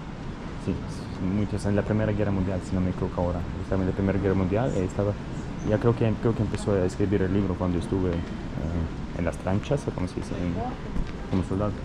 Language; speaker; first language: Spanish; non-native, fluent; German